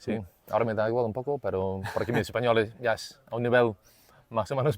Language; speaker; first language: Spanish; non-native, fluent; English